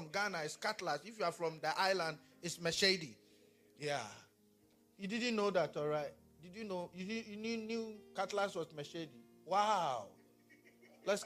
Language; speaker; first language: English; non-native, local second language; Akan